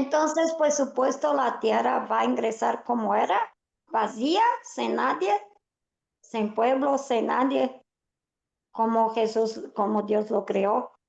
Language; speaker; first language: Spanish; non-native, fluent; Portuguese